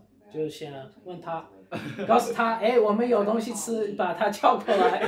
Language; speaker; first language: Chinese; early bilingual, heritage; Chinese